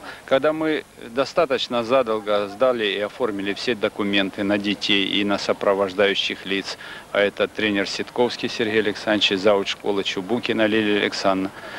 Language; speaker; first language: Russian; native; Russian